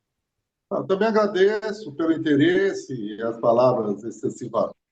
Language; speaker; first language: Portuguese; native; Portuguese